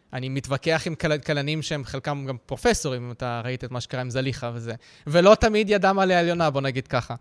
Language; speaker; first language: Hebrew; early bilingual, other home language; Russian